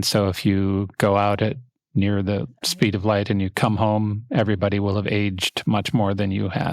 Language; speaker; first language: English; native; English